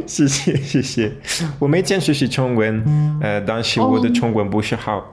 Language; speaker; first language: Chinese; non-native, learner; French